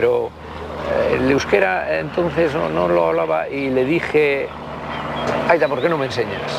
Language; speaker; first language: Spanish; native; Spanish